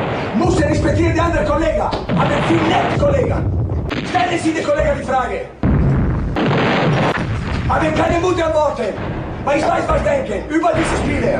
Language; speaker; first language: German; non-native, learner; Italian